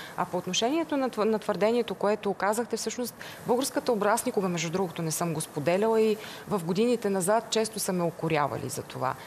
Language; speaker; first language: Bulgarian; native; Bulgarian